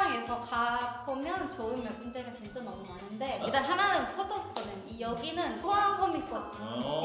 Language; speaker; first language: Korean; non-native, fluent; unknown